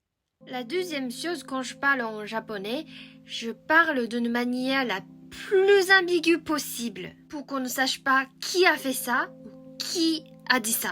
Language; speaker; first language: French; non-native, fluent; Japanese